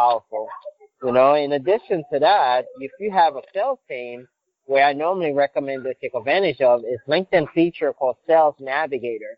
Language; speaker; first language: English; non-native, fluent; Haitian Creole